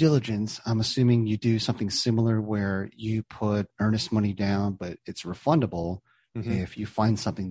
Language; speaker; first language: English; native; English